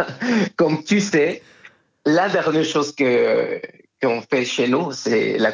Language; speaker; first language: French; non-native, fluent; Spanish